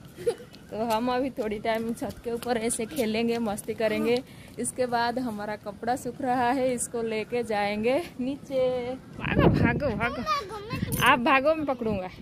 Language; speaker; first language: Hindi; native; Hindi